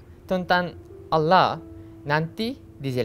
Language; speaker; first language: Indonesian; non-native, learner; Japanese